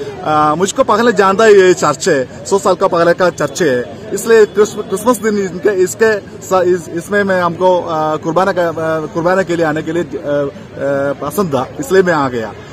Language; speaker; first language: Hindi; non-native, local second language; Malayalam